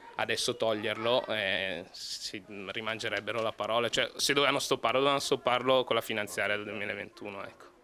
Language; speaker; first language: Italian; native; Italian